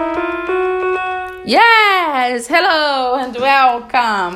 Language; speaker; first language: English; non-native, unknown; Portuguese